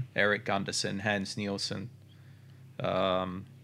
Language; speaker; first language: English; native; English